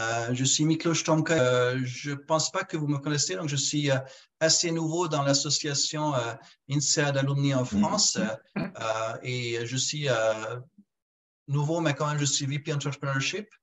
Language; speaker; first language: French; non-native, fluent; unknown